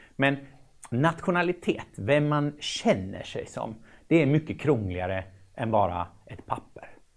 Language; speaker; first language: Swedish; native; Swedish